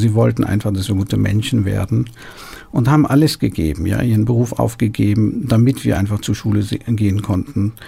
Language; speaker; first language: German; early bilingual, other home language; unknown